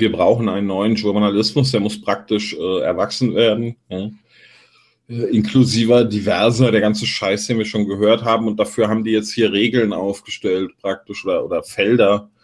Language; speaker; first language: German; native; German